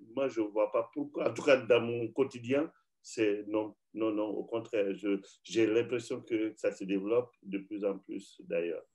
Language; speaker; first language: French; non-native, local second language; Bambara